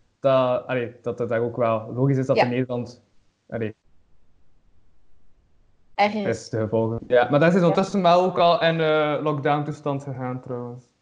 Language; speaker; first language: Dutch; native; Dutch